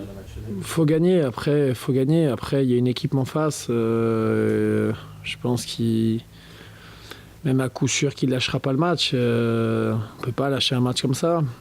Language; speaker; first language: French; native; French